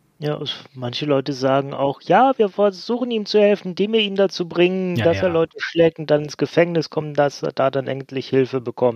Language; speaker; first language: German; native; German